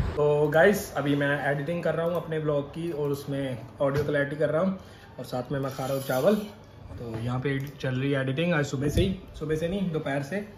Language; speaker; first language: Hindi; non-native, local second language; Punjabi